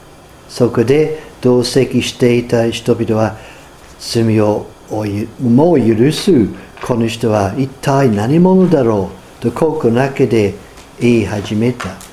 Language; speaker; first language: Japanese; non-native, fluent; English